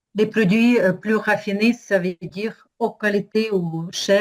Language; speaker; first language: French; non-native, learner; Ukrainian